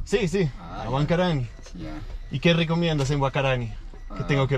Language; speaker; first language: Spanish; non-native, learner; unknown